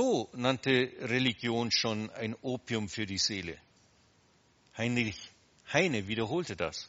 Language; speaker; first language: German; native; German